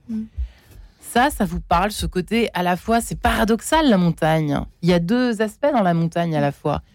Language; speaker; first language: French; native; French